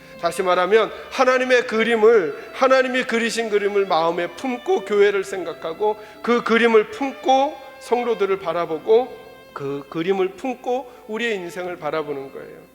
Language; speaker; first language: Korean; native; Korean